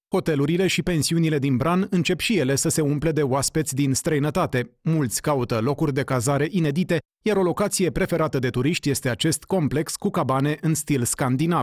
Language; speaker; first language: Romanian; native; Romanian